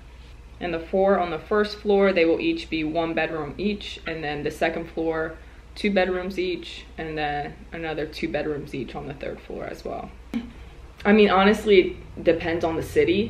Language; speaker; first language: English; native; English